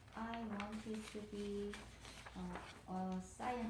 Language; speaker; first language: English; non-native, learner; Korean